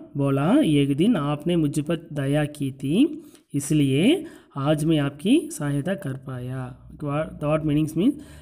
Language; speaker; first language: Hindi; non-native, local second language; Tamil